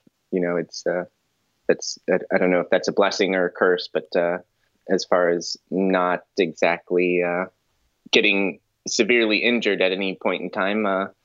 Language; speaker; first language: English; native; English